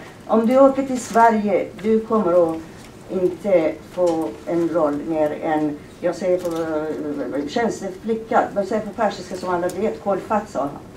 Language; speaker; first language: Swedish; non-native, fluent; Persian